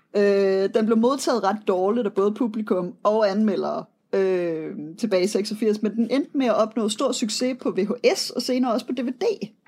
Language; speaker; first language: Danish; native; Danish